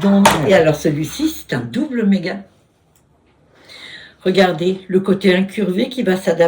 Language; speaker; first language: French; native; French